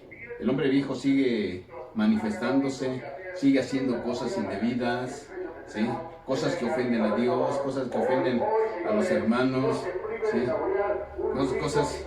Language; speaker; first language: Spanish; native; Spanish